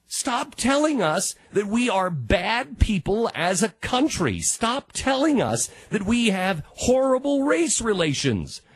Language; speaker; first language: English; native; English